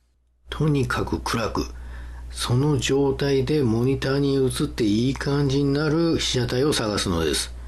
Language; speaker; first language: Japanese; native; Japanese